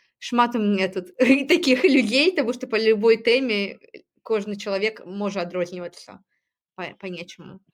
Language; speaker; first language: Belarusian; native; Belarusian